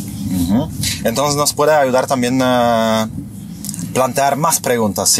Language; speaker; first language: Spanish; non-native, fluent; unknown